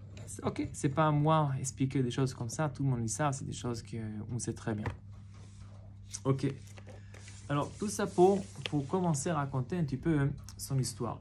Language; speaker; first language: French; non-native, fluent; Hebrew